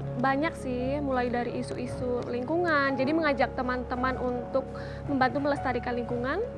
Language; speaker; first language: Indonesian; native; Indonesian